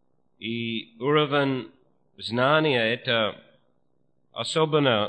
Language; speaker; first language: Russian; non-native, fluent; English